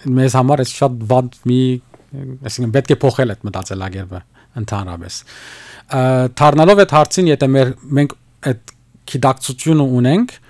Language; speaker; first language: Armenian; early bilingual, heritage; Armenian